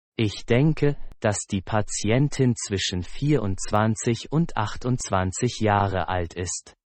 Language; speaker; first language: German; non-native, fluent; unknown